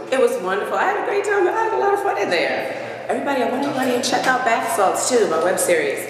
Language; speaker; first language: English; native; English